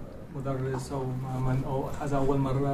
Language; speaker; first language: Arabic; non-native, learner; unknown